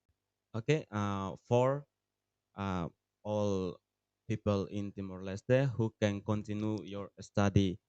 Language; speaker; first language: English; non-native, learner; Tetum